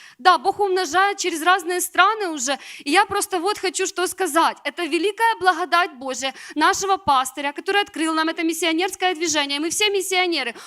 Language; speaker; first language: Russian; native; Russian